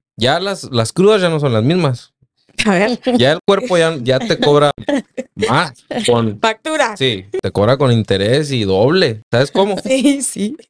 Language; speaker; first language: Spanish; native; Spanish